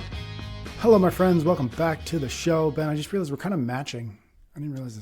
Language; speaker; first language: English; native; English